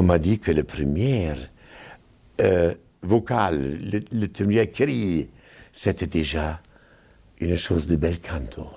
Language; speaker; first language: French; non-native, fluent; German